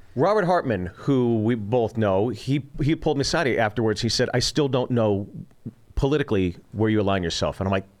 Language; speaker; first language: English; early bilingual, other home language; Korean